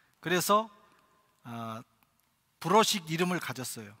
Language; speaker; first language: Korean; native; Korean